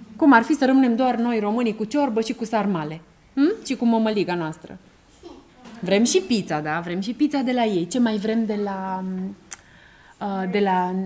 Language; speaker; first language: Romanian; native; Romanian